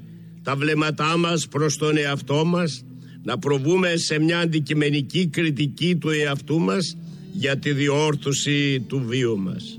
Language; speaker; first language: Greek; native; Greek